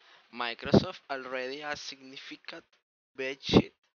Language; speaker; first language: English; non-native, learner; Spanish